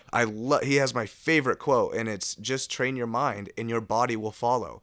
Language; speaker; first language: English; native; English